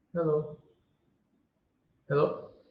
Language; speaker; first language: English; non-native, learner; Portuguese